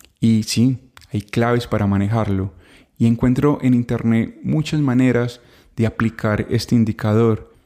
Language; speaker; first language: Spanish; native; Spanish